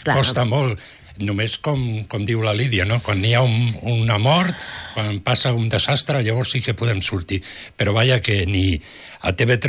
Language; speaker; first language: Catalan; native; Catalan